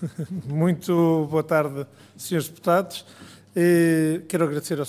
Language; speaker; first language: Portuguese; native; Portuguese